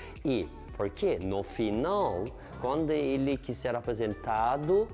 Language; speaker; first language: Portuguese; non-native, learner; Turkish